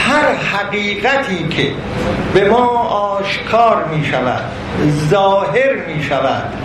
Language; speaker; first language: Persian; non-native, local second language; Azerbaijani